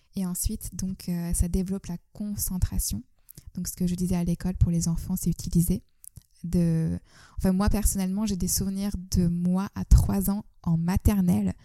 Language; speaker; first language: French; non-native, fluent; Turkish